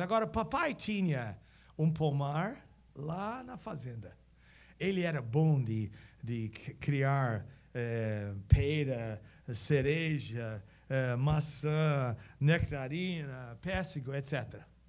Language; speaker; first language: Portuguese; non-native, fluent; English